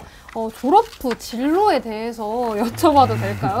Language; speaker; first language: Korean; native; Korean